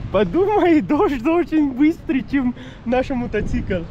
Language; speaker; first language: Russian; non-native, learner; Pashto